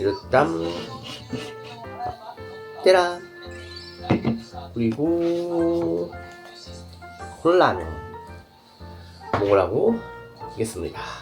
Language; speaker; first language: Korean; non-native, learner; Japanese